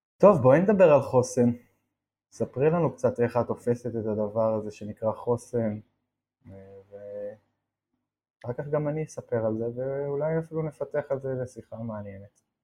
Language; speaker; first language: Hebrew; native; Hebrew